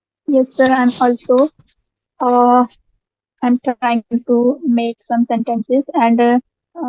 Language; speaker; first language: English; non-native, learner; Hindi